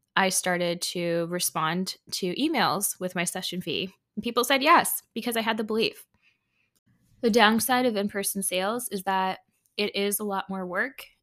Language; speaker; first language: English; native; English